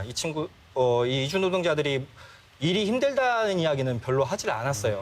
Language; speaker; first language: Korean; native; Korean